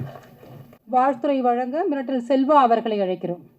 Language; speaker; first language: Tamil; native; Tamil